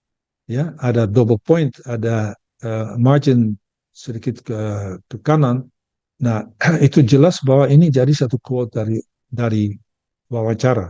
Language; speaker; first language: Indonesian; early bilingual, heritage; Dutch